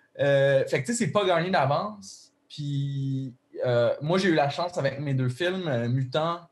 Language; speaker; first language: French; native; French